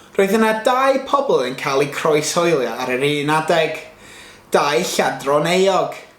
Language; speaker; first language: Welsh; non-native, local second language; English